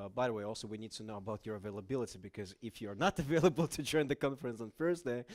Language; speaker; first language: English; non-native, fluent; Lithuanian